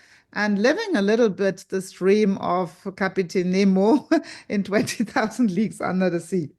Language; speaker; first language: English; non-native, fluent; German